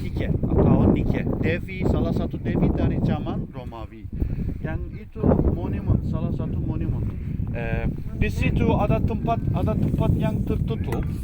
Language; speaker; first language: Indonesian; non-native, fluent; Turkish